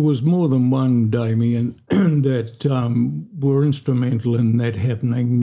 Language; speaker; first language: English; native; English